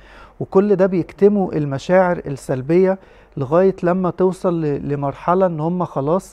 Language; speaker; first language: Arabic; native; Arabic